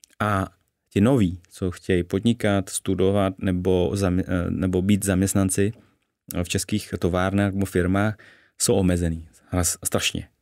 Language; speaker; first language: Czech; early bilingual, other home language; Vietnamese